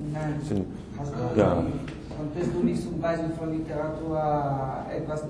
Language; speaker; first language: German; non-native, learner; Spanish